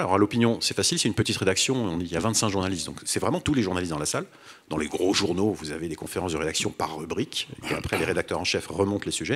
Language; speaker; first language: French; native; French